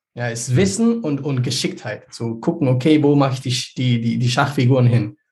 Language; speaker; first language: German; early bilingual, other home language; Spanish